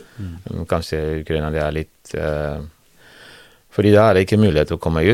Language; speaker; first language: Norwegian; non-native, fluent; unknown